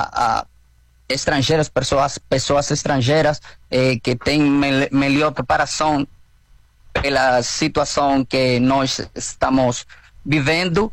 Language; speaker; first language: Portuguese; non-native, learner; Spanish